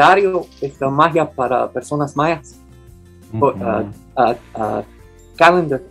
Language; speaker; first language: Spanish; non-native, learner; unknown